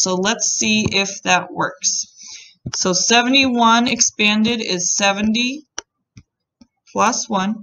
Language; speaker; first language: English; native; English